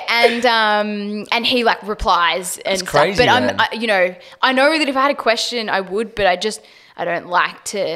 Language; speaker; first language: English; native; English